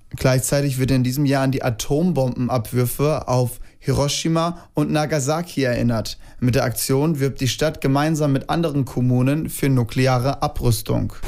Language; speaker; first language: German; native; German